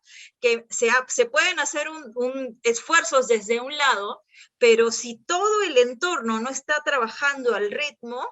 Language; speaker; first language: Spanish; native; Spanish